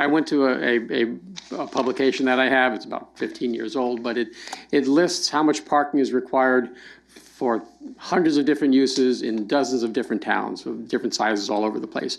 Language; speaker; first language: English; native; English